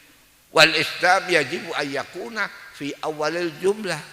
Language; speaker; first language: Arabic; non-native, fluent; Javanese